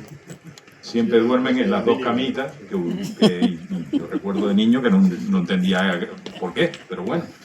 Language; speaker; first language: Spanish; native; Spanish